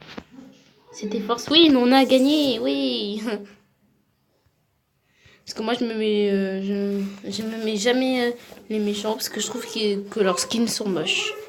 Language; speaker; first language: French; native; French